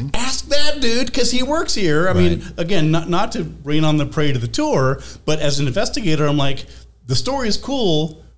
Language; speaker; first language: English; native; English